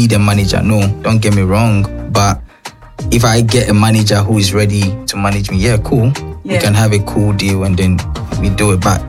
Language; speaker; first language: English; non-native, local second language; Akan